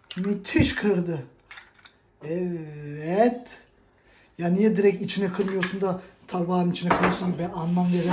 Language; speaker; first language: Turkish; early bilingual, heritage; Turkish